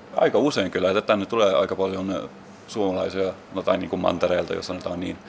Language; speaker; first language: Finnish; non-native, local second language; Swedish